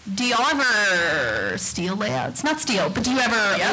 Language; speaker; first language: English; native; English